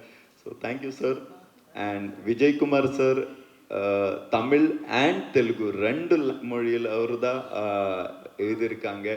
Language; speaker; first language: Tamil; non-native, learner; Kannada